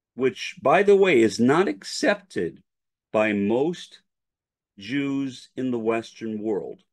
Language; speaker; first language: English; native; English